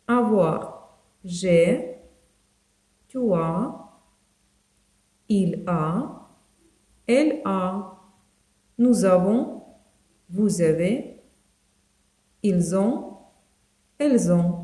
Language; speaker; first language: French; non-native, fluent; Ukrainian